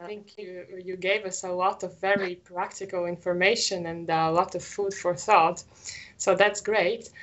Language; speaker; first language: English; non-native, fluent; Latvian